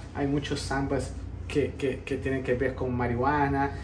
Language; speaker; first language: Spanish; early bilingual, heritage; Spanish